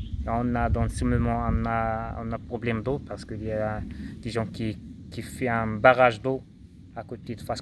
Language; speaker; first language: French; non-native, local second language; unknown